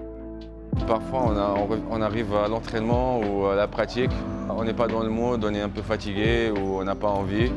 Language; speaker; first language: French; non-native, local second language; Arabic